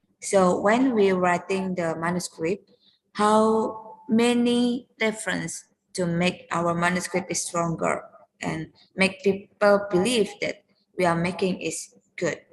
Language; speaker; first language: English; non-native, learner; Indonesian